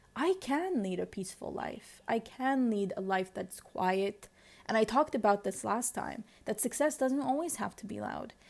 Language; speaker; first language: English; non-native, fluent; Arabic